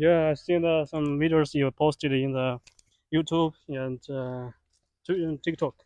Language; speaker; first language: English; non-native, fluent; Chinese